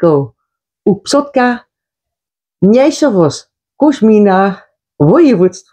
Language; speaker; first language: Polish; non-native, learner; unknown